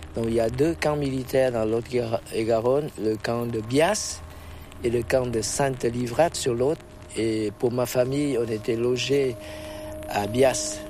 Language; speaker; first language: French; non-native, fluent; Vietnamese